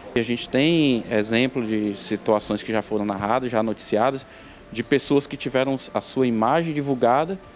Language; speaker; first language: Portuguese; native; Portuguese